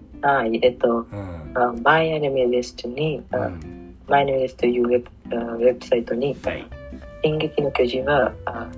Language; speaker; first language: Japanese; non-native, learner; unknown